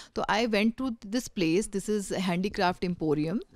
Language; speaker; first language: Hindi; native; Hindi